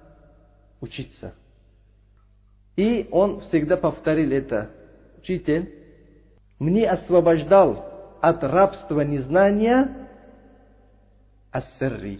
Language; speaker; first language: Russian; non-native, local second language; Uzbek